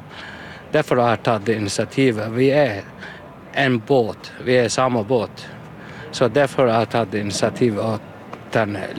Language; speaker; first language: Norwegian; non-native, learner; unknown